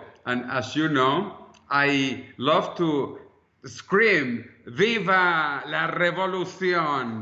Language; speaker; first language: English; non-native, fluent; Spanish